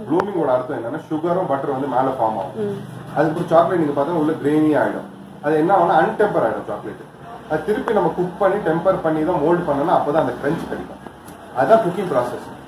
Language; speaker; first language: Tamil; non-native, local second language; Kashmiri